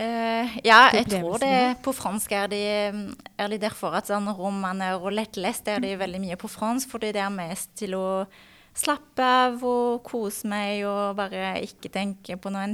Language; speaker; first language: Norwegian; non-native, fluent; French